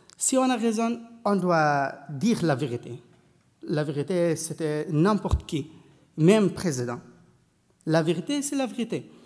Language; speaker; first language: French; non-native, learner; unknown